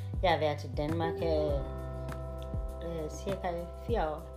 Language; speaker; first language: Danish; non-native, learner; Swahili